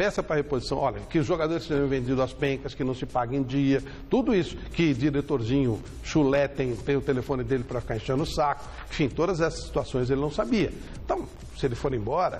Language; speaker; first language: Portuguese; native; Portuguese